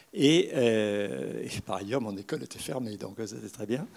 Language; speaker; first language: French; native; French